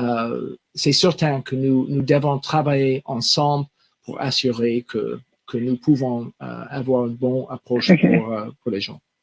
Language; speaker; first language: French; non-native, local second language; English